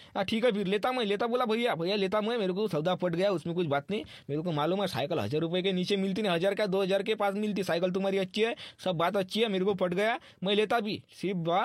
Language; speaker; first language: Hindi; non-native, local second language; Marathi